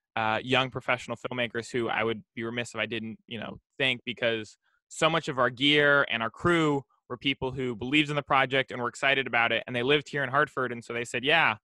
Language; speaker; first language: English; native; English